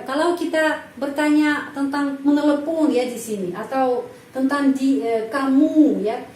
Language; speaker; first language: Indonesian; non-native, fluent; Russian